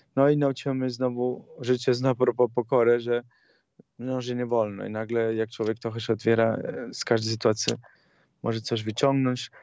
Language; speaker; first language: Polish; non-native, learner; Italian